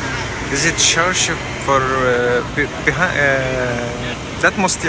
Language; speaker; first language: English; non-native, learner; Arabic